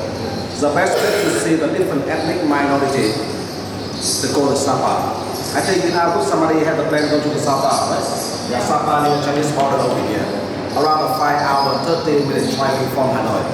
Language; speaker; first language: English; non-native, fluent; Vietnamese